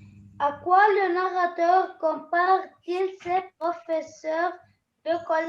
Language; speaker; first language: French; non-native, learner; Arabic